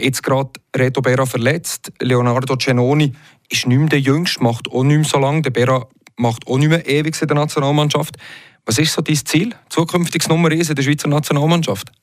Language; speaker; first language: German; native; German